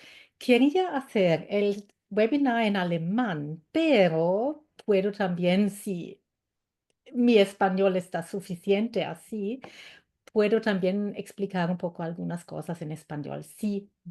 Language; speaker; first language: Spanish; non-native, fluent; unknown